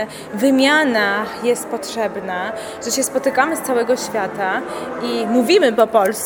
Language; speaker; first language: Polish; non-native, fluent; Armenian